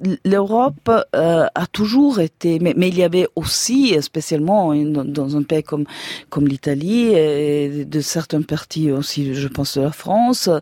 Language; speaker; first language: French; non-native, fluent; German